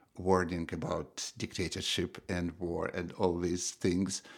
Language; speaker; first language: English; non-native, fluent; Russian